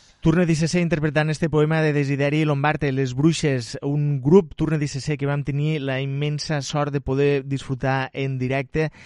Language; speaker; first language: Catalan; native; Catalan